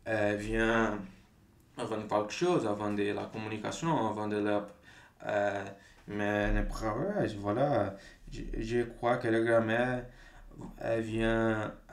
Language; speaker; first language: French; non-native, fluent; Portuguese